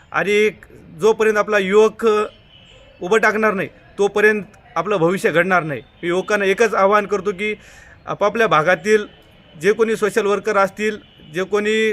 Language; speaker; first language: Marathi; native; Marathi